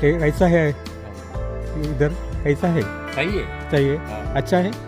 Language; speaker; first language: Hindi; non-native, local second language; Malayalam